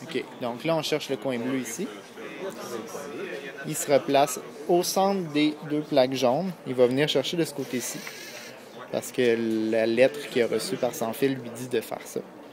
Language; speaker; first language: French; native; French